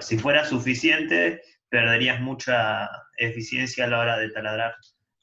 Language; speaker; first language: Spanish; native; Spanish